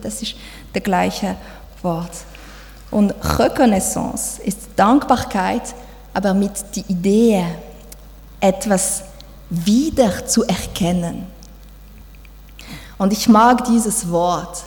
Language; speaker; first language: German; non-native, fluent; French